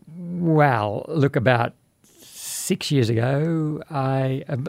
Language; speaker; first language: English; native; English